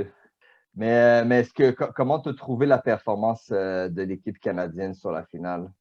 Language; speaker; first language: French; native; French